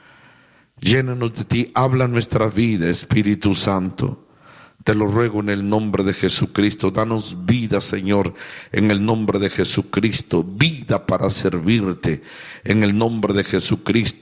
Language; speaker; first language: Spanish; native; Spanish